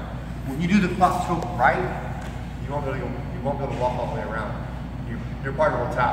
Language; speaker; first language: English; native; English